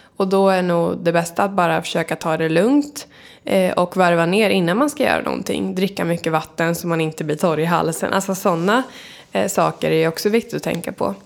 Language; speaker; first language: Swedish; native; Swedish